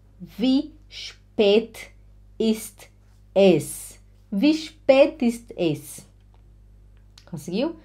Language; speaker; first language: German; non-native, fluent; Portuguese